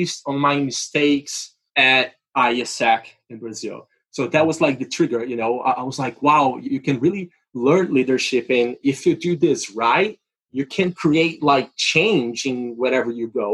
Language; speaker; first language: English; non-native, fluent; Portuguese